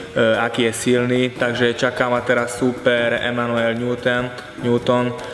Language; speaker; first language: Slovak; non-native, local second language; Hungarian